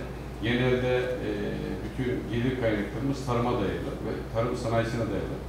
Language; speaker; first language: Turkish; native; Turkish